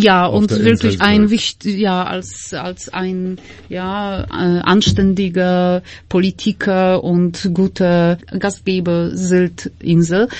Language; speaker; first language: German; non-native, fluent; Polish